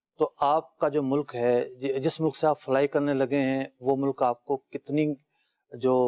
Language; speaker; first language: Urdu; native; Urdu